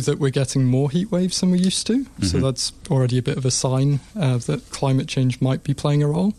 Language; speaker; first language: English; native; English